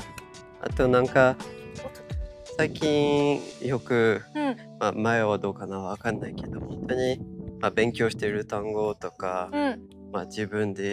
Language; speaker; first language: Japanese; non-native, fluent; English